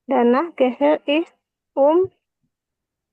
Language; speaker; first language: German; non-native, learner; Indonesian